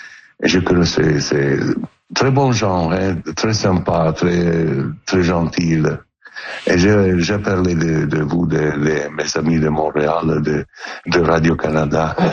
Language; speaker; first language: French; non-native, learner; Italian